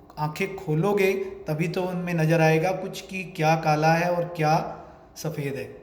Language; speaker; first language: Hindi; native; Hindi